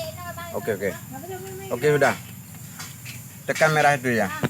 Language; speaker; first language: Indonesian; non-native, local second language; Achinese